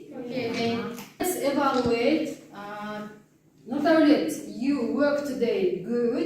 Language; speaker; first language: English; non-native, learner; Kazakh